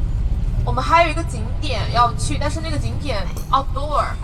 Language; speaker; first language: Chinese; native; Chinese